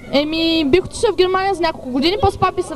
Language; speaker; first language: Bulgarian; non-native, learner; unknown